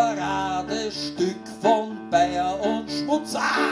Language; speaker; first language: German; native; German